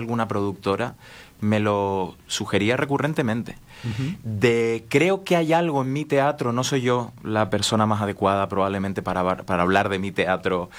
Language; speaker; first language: Spanish; native; Spanish